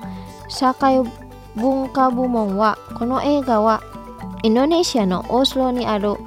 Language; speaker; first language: Japanese; non-native, fluent; Indonesian